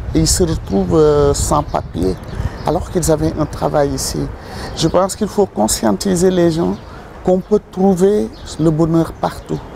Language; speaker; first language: French; non-native, local second language; Wolof